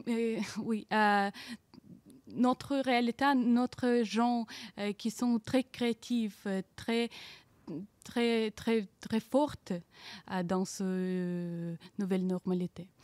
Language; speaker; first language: French; non-native, learner; Ukrainian